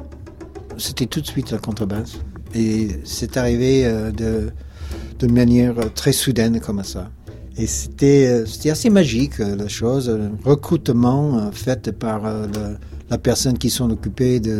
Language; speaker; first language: French; non-native, fluent; English